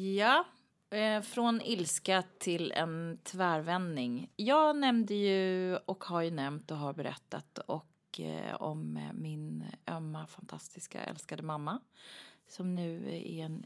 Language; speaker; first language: Swedish; native; Swedish